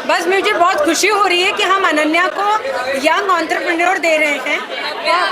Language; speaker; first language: Hindi; native; Hindi